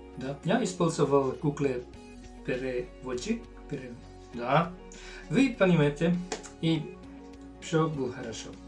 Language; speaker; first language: Russian; non-native, learner; Finnish